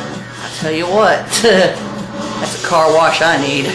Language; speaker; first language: English; native; English